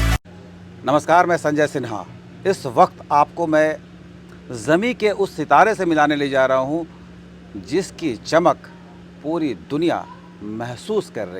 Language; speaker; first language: Hindi; native; Hindi